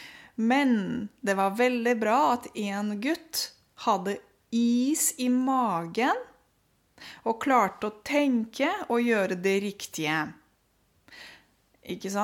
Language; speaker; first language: Norwegian; non-native, fluent; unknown